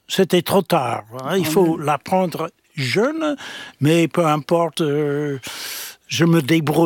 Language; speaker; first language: French; non-native, fluent; English